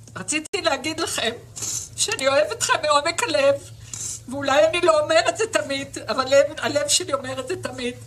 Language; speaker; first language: Hebrew; native; Hebrew